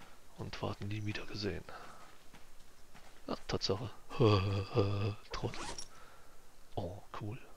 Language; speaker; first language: German; native; German